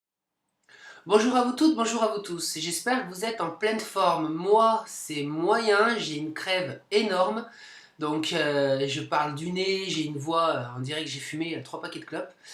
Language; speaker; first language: French; native; French